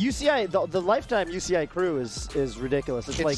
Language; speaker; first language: English; native; English